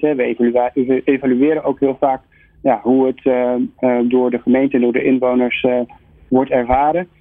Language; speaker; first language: Dutch; native; Dutch